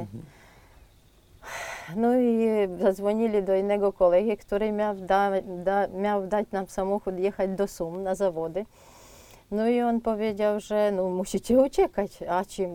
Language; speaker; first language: Polish; non-native, fluent; Ukrainian